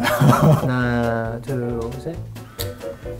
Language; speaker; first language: Korean; non-native, learner; Chinese